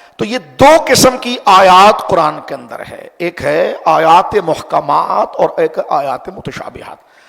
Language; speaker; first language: Urdu; native; Urdu